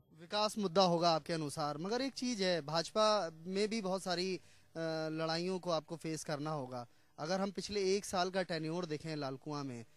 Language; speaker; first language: Hindi; native; Hindi